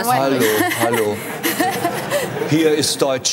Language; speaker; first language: German; native; German